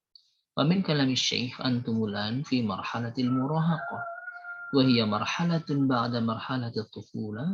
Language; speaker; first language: Arabic; non-native, fluent; Indonesian